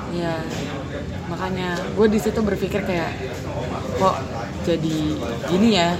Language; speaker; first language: Indonesian; native; Indonesian